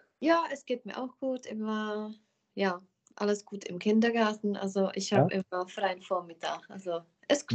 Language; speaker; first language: German; non-native, fluent; Czech